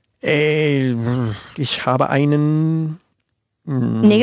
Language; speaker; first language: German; non-native, learner; Spanish